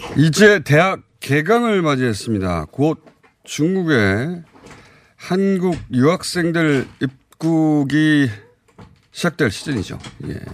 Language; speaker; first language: Korean; native; Korean